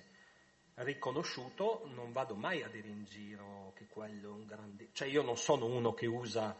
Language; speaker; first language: Italian; native; Italian